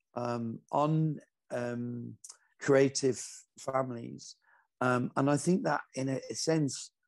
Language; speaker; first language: English; native; English